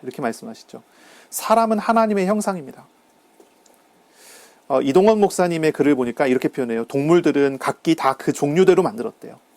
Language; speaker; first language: Korean; native; Korean